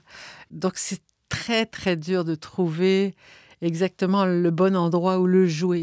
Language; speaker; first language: French; native; French